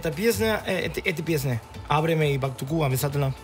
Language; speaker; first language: Russian; non-native, learner; Spanish